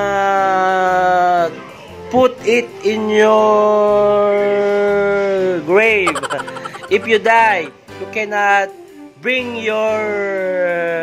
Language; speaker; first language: English; non-native, local second language; Filipino